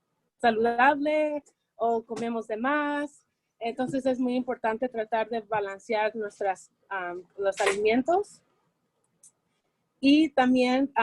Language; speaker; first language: Spanish; early bilingual, heritage; Spanish